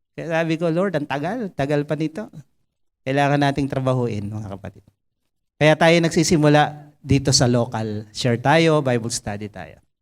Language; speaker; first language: Filipino; native; Filipino